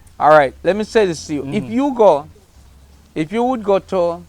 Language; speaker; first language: English; native; English